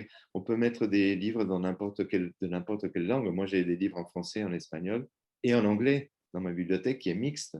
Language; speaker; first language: French; non-native, fluent; Spanish